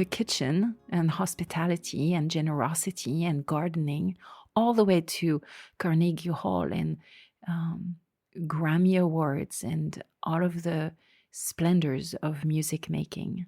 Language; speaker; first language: English; non-native, fluent; French